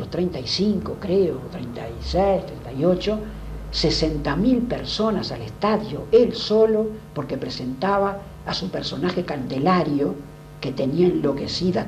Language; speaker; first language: Spanish; native; Spanish